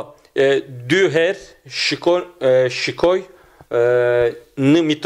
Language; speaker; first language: Albanian; non-native, learner; Turkish